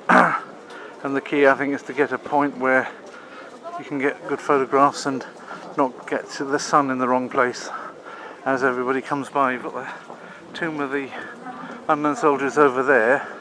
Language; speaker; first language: English; native; English